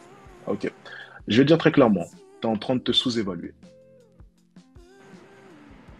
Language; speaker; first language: French; native; French